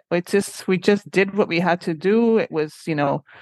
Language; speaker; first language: English; non-native, fluent; Spanish